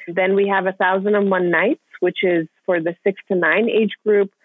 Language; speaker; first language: English; non-native, fluent; Persian